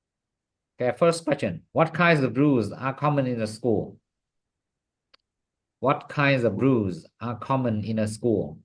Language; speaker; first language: English; non-native, fluent; Vietnamese